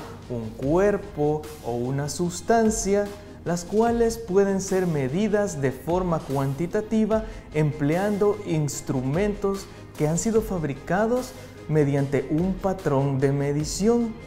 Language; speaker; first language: Spanish; native; Spanish